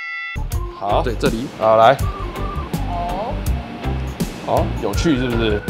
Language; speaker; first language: Chinese; native; Chinese